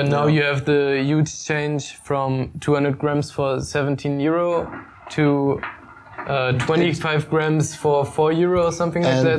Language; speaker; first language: English; non-native, fluent; German